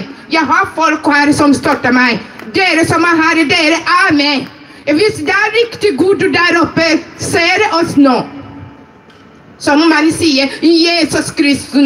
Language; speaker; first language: Norwegian; non-native, fluent; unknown